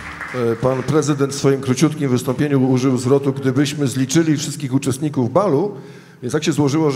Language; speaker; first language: Polish; native; Polish